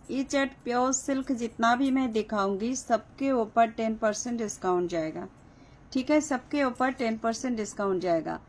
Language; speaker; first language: Hindi; non-native, local second language; Bangla